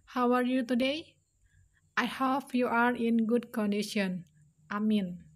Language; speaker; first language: English; non-native, fluent; Indonesian